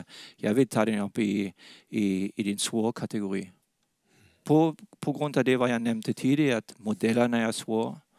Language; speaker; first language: Swedish; non-native, fluent; Danish